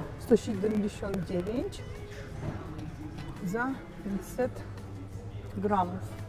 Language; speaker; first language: Polish; non-native, learner; Russian